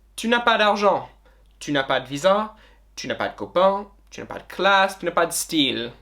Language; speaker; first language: French; non-native, fluent; English